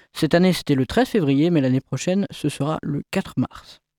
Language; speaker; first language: French; native; French